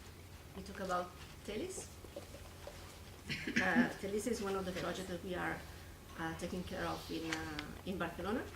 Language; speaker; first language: English; non-native, fluent; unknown